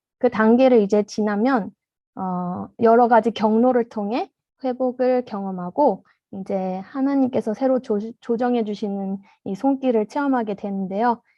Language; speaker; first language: Korean; early bilingual, heritage; Korean